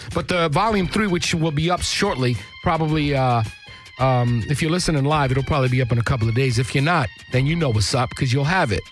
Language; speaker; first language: English; early bilingual, other home language; Spanish